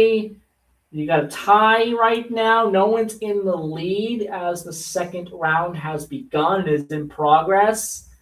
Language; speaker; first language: English; native; English